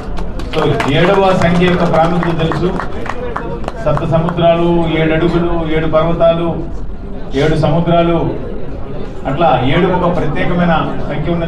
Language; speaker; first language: Telugu; native; Telugu